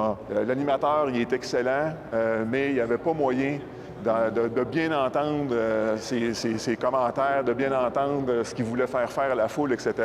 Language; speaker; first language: French; native; French